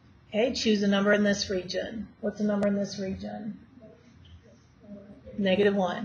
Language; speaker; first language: English; native; English